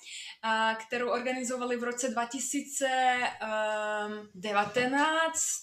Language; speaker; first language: Czech; non-native, fluent; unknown